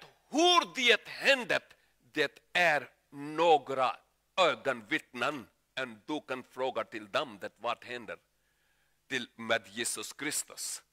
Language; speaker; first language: Swedish; non-native, learner; Urdu